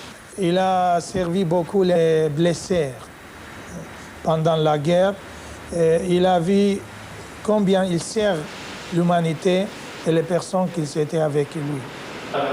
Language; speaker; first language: French; non-native, fluent; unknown